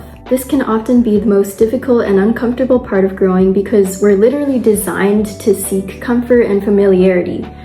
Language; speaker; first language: English; native; English